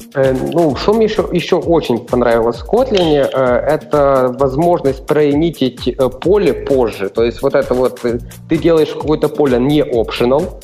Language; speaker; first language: Russian; non-native, local second language; Ukrainian